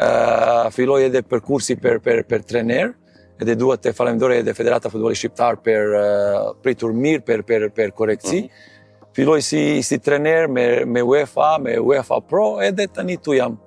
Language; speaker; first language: Albanian; non-native, learner; Serbian